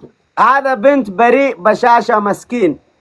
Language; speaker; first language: Arabic; non-native, learner; Oromo